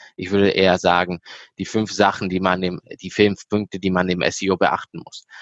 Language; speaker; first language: German; early bilingual, heritage; German